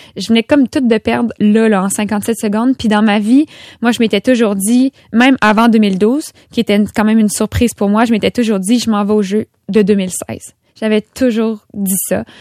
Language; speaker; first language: French; native; French